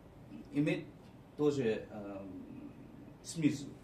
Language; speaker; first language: Russian; non-native, fluent; Marathi